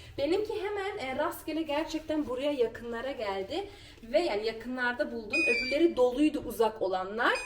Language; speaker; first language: Turkish; early bilingual, heritage; Turkish